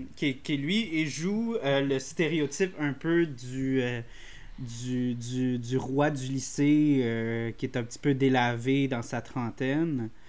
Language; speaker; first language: French; native; French